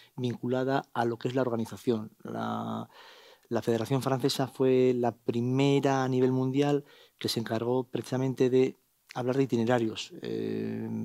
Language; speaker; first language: Spanish; native; Spanish